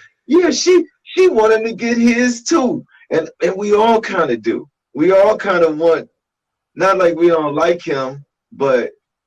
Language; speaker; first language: English; native; English